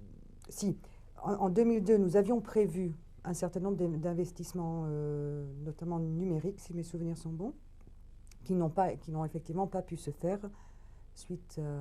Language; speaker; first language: French; native; French